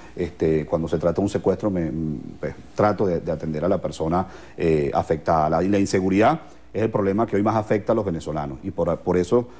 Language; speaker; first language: Spanish; native; Spanish